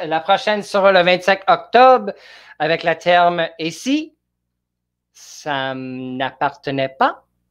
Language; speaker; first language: French; non-native, learner; English